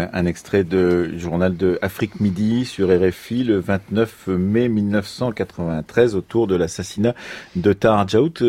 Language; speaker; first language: French; native; French